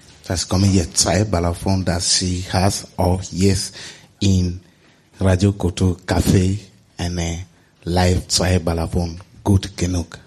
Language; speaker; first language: German; non-native, learner; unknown